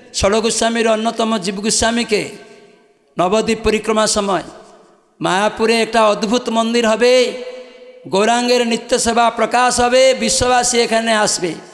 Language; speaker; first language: Bangla; non-native, fluent; Odia